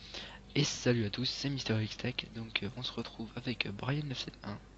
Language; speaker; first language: French; native; French